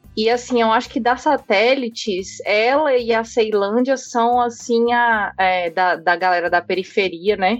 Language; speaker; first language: Portuguese; native; Portuguese